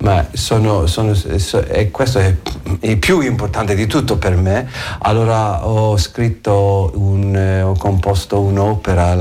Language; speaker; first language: Italian; non-native, learner; English